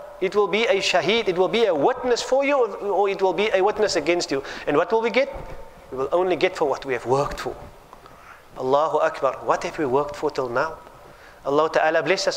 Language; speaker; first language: English; native; English